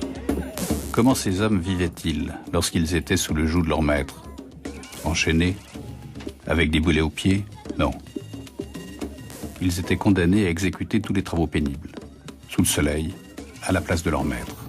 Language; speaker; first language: French; native; French